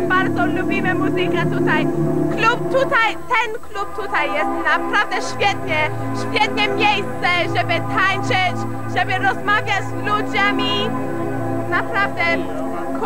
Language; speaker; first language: Polish; early bilingual, heritage; Polish